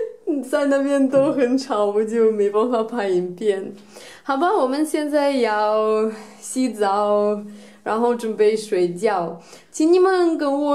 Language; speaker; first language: Chinese; non-native, fluent; Russian